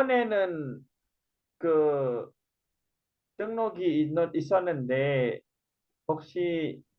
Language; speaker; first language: Korean; non-native, fluent; Indonesian